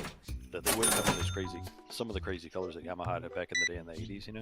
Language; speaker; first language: English; native; English